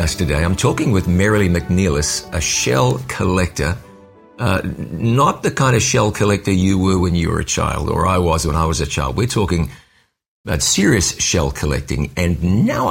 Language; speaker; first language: English; native; English